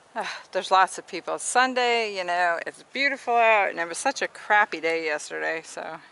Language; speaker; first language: English; native; English